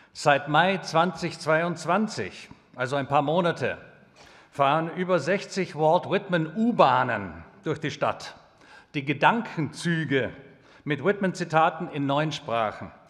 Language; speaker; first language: German; native; German